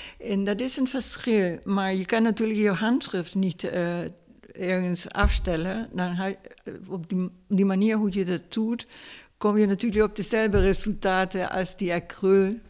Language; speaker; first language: Dutch; non-native, fluent; Spanish